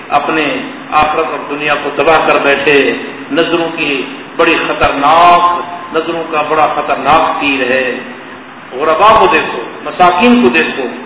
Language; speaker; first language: Urdu; non-native, local second language; Saraiki